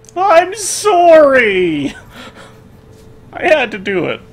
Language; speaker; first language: English; native; English